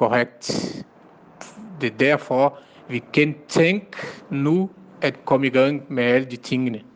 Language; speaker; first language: Danish; non-native, learner; Portuguese